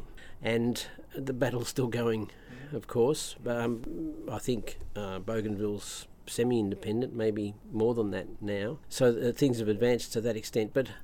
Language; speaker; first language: English; native; English